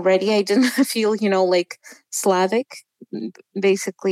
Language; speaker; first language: English; non-native, fluent; Russian